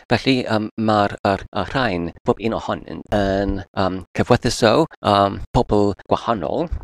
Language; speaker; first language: Welsh; non-native, learner; English